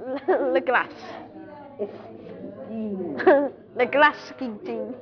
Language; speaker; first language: French; non-native, learner; English